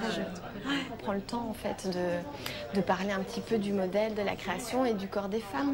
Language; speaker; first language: French; native; French